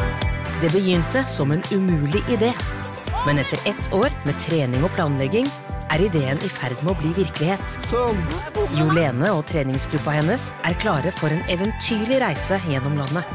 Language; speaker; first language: Norwegian; native; Norwegian